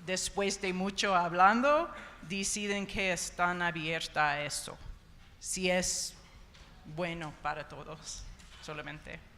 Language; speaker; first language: Spanish; non-native, learner; English